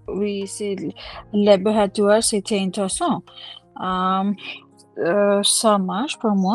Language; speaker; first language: French; non-native, learner; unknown